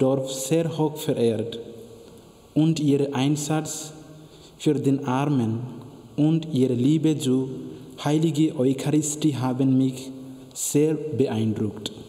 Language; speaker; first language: German; non-native, fluent; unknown